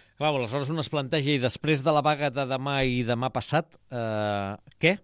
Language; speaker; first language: Catalan; native; Catalan